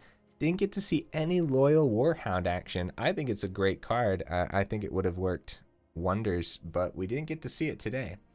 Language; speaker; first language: English; native; English